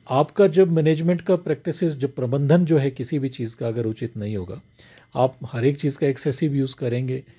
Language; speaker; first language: Hindi; native; Hindi